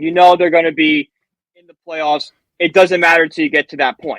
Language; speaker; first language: English; native; English